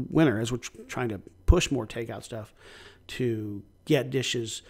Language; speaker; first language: English; native; English